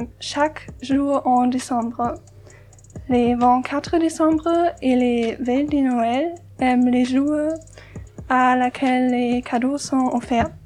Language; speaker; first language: French; non-native, learner; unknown